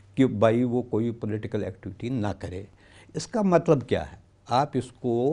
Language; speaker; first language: Hindi; non-native, local second language; Kashmiri